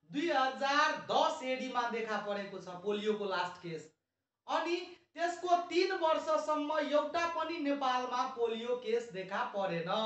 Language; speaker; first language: Nepali; non-native, local second language; Maithili